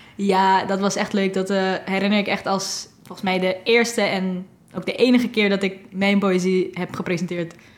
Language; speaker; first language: Dutch; non-native, local second language; Papiamento